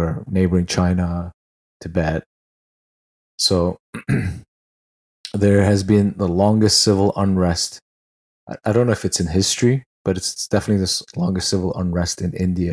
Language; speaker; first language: English; non-native, local second language; Tangkhul Naga (India)